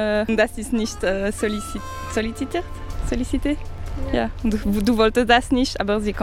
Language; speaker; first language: German; non-native, learner; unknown